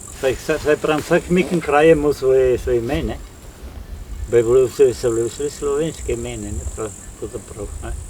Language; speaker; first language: Slovenian; native; Slovenian